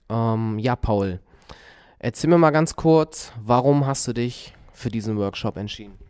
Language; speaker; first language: German; native; German